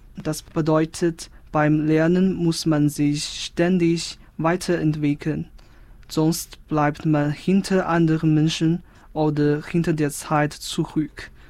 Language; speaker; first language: German; non-native, fluent; Chinese